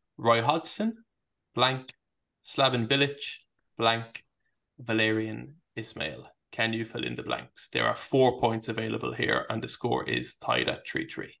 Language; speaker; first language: English; native; English